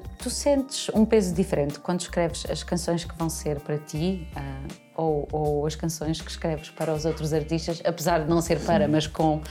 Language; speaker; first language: Portuguese; native; Portuguese